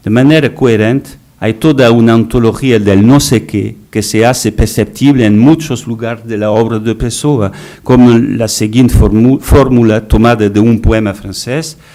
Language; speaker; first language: Spanish; non-native, fluent; French